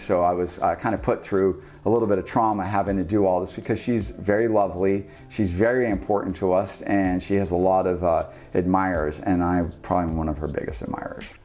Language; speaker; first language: English; native; English